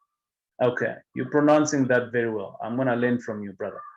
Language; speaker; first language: English; non-native, local second language; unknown